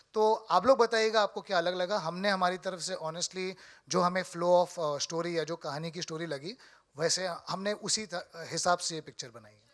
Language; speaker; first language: Hindi; native; Hindi